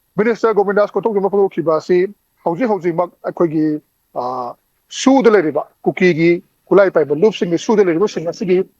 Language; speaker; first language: Manipuri; native; Manipuri